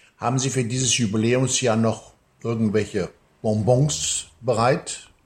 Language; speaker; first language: German; native; German